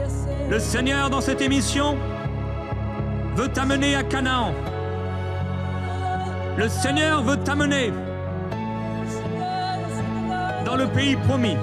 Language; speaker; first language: French; native; French